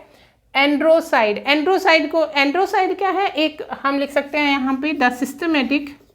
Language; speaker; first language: Hindi; native; Hindi